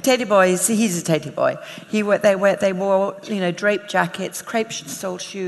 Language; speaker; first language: English; native; English